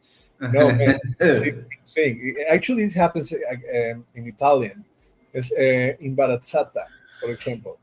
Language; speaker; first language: English; non-native, fluent; Spanish